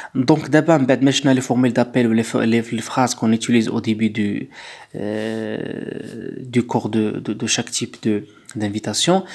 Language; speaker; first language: French; non-native, local second language; Arabic